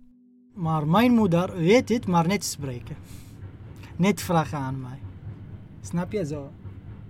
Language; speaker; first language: Dutch; non-native, learner; Arabic